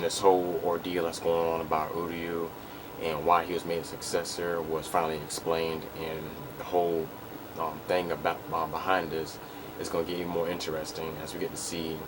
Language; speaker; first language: English; native; English